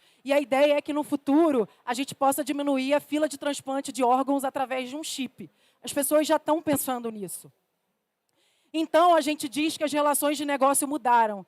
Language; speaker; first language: Portuguese; native; Portuguese